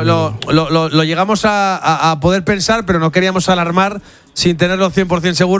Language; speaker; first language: Spanish; native; Spanish